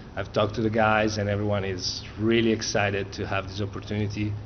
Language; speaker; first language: English; non-native, fluent; Italian